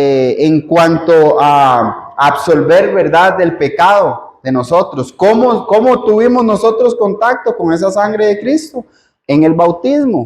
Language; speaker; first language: Spanish; native; Spanish